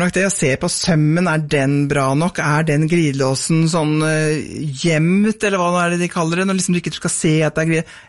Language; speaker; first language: Norwegian; native; Norwegian